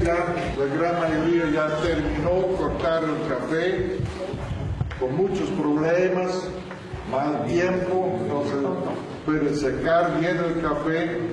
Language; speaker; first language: Spanish; non-native, fluent; Dutch